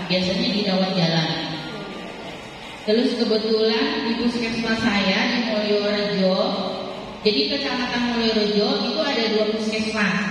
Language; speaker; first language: Indonesian; native; Indonesian